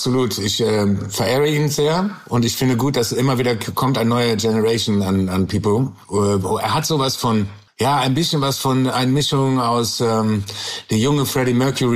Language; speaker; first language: German; non-native, learner; English